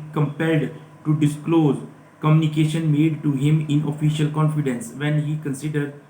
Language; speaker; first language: English; non-native, local second language; Punjabi